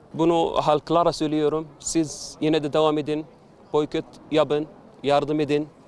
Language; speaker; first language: Turkish; non-native, fluent; Arabic